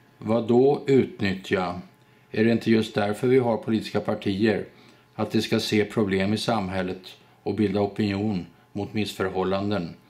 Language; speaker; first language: Swedish; native; Swedish